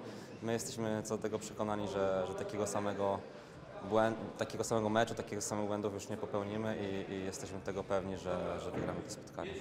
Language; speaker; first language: Polish; native; Polish